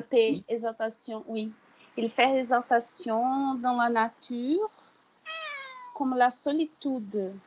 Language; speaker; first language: French; non-native, learner; Portuguese